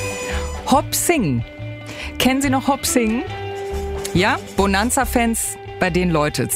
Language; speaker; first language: German; native; German